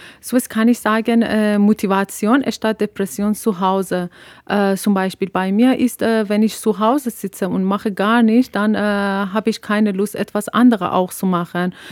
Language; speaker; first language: German; non-native, learner; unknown